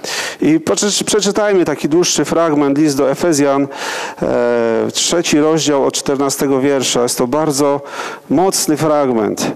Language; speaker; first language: Polish; native; Polish